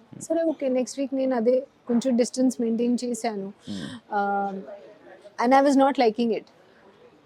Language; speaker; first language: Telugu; non-native, local second language; Hindi